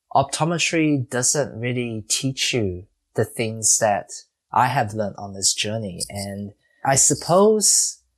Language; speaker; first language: English; native; English